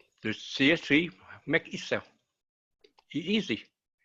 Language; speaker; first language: English; non-native, learner; Vietnamese